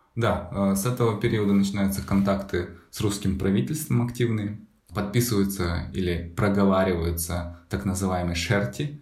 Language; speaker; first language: Russian; native; Russian